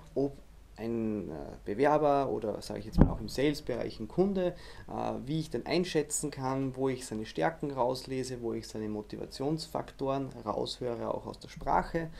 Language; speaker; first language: German; native; German